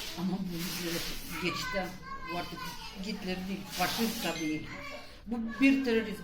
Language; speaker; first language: Turkish; non-native, fluent; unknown